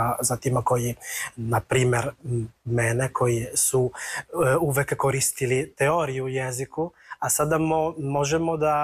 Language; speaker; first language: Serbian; non-native, learner; Italian